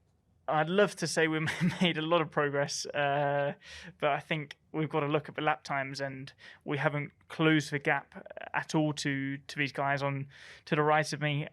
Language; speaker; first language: English; native; English